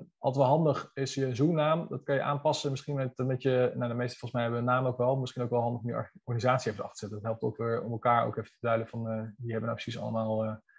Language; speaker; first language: Dutch; native; Dutch